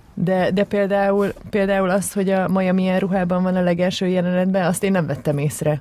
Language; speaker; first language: Hungarian; native; Hungarian